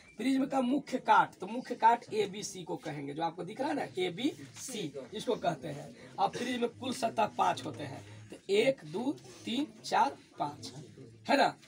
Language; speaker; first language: Hindi; native; Hindi